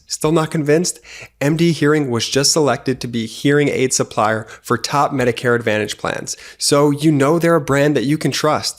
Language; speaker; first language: English; native; English